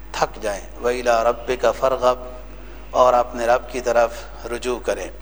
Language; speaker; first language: Urdu; native; Urdu